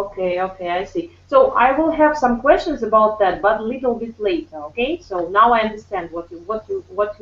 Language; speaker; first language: English; non-native, fluent; Russian